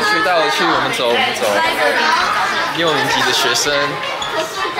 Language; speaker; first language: Chinese; early bilingual, heritage; English